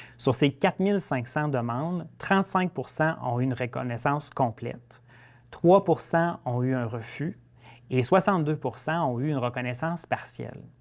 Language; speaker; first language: French; native; French